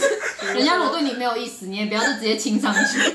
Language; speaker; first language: Chinese; native; Chinese